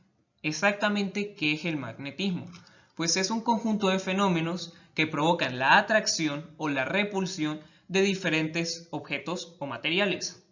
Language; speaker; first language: Spanish; native; Spanish